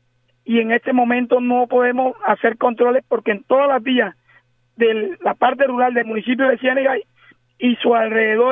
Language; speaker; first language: Spanish; native; Spanish